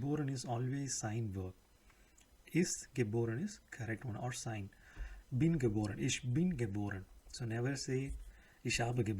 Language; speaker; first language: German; non-native, learner; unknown